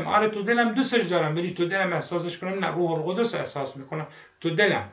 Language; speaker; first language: Persian; non-native, fluent; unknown